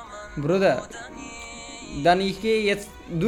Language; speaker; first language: German; non-native, learner; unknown